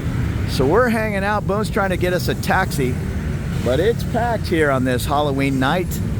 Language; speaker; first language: English; native; English